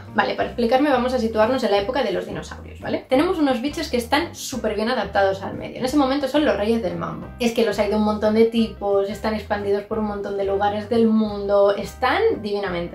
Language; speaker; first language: Spanish; native; Spanish